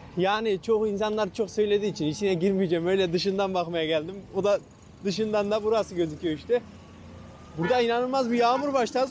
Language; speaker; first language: Turkish; native; Turkish